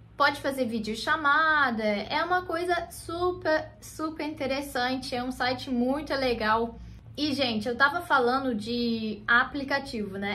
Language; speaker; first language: Portuguese; non-native, fluent; English